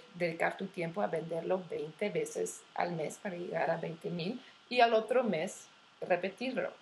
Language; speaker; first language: Spanish; non-native, fluent; Dutch